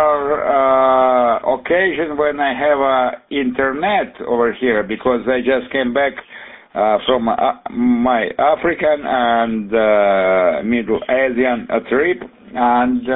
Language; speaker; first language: English; non-native, fluent; Russian